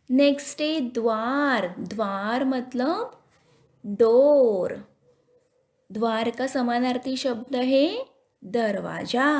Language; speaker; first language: Hindi; non-native, local second language; Marathi